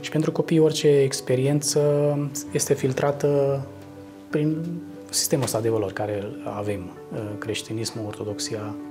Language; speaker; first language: Romanian; native; Romanian